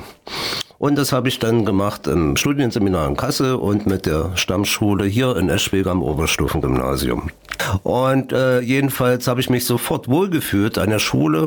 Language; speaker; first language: German; native; German